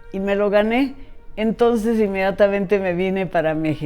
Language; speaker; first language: Spanish; native; Spanish